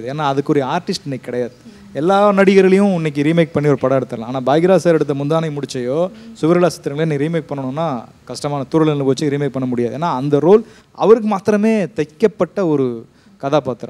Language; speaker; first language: Tamil; native; Tamil